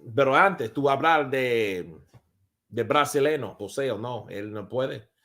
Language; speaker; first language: Spanish; non-native, learner; English